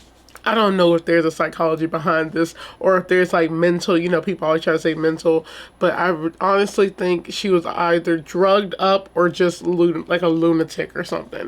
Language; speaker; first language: English; native; English